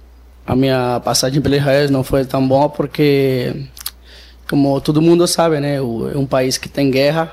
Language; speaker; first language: Portuguese; non-native, fluent; Spanish